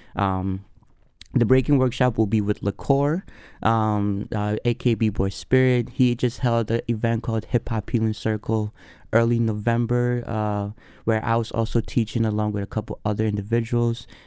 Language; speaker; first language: English; early bilingual, other home language; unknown